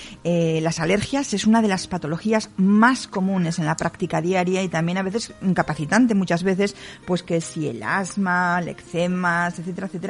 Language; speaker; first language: Spanish; native; Spanish